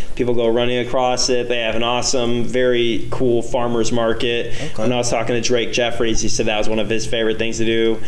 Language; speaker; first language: English; native; English